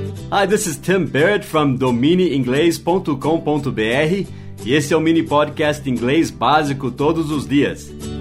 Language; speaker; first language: Portuguese; non-native, fluent; English